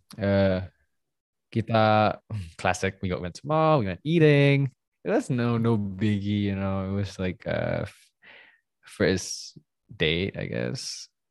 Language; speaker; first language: English; non-native, fluent; Indonesian